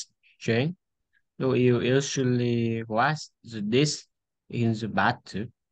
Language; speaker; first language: English; non-native, learner; Vietnamese